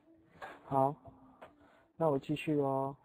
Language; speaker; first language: Chinese; non-native, fluent; Indonesian